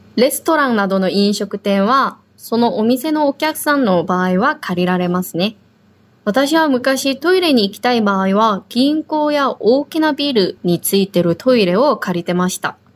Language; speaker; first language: Japanese; non-native, fluent; Korean